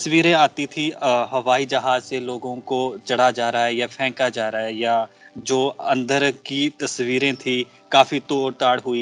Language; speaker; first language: Hindi; native; Hindi